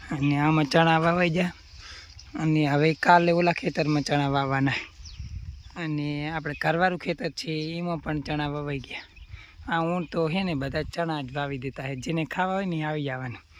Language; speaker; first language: Gujarati; native; Gujarati